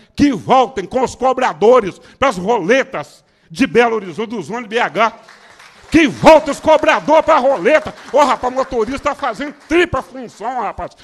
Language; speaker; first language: Portuguese; native; Portuguese